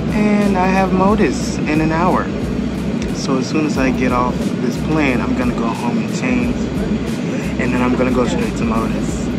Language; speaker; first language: English; native; English